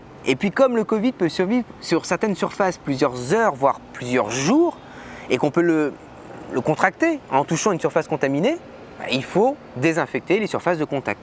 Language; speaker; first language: French; native; French